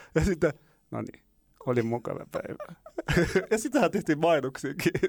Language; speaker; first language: Finnish; non-native, fluent; Arabic